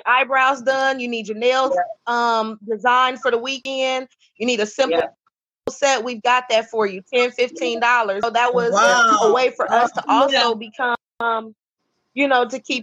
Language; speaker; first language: English; native; English